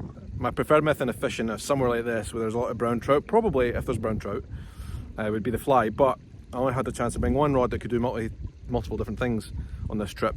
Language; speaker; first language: English; native; English